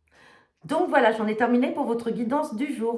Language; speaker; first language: French; native; French